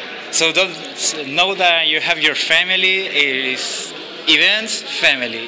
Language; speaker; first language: English; non-native, learner; Spanish